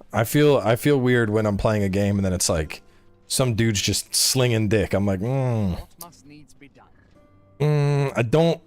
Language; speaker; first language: English; native; English